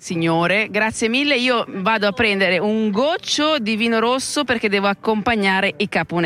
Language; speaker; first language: Italian; native; Italian